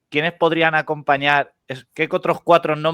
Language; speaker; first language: Spanish; native; Spanish